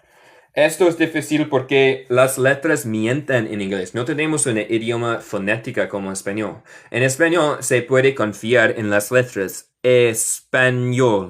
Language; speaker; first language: Spanish; non-native, fluent; English